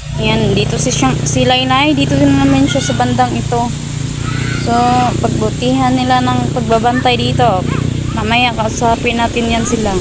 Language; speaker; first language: Filipino; non-native, local second language; Cebuano